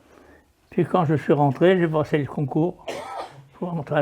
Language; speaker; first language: French; native; French